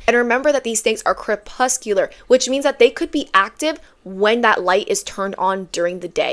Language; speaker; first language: English; native; English